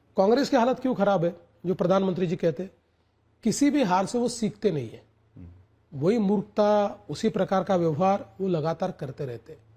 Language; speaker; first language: Hindi; non-native, local second language; Marathi